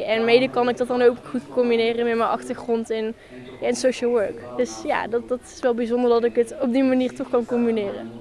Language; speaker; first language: Dutch; native; Dutch